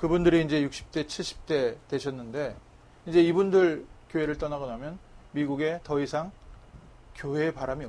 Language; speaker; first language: Korean; native; Korean